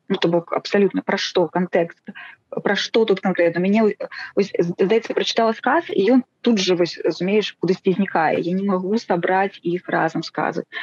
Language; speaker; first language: Belarusian; non-native, local second language; Russian